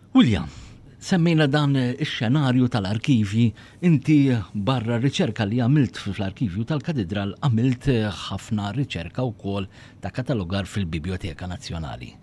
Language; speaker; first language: Maltese; native; Maltese